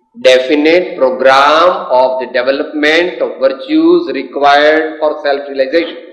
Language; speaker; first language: English; non-native, local second language; Gujarati